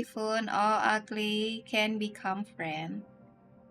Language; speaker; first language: English; non-native, learner; Vietnamese